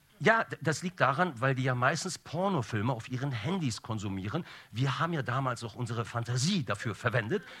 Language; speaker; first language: German; early bilingual, other home language; Turkish